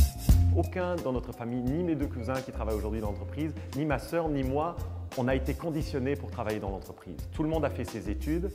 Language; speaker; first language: French; non-native, local second language; Luxembourgish